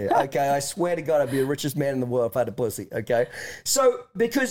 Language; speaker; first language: English; native; English